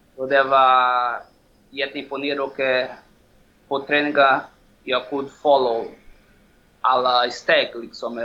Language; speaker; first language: Swedish; non-native, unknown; Portuguese